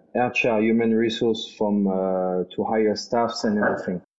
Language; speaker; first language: English; non-native, fluent; French